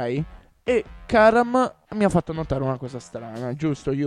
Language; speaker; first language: Italian; native; Italian